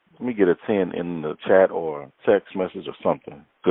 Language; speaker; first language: English; native; English